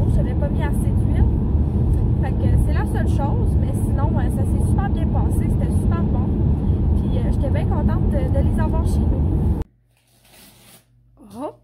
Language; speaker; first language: French; native; French